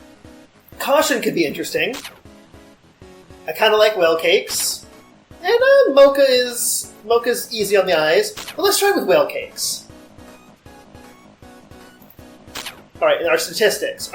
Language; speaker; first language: English; native; English